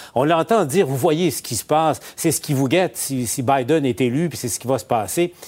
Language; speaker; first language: French; native; French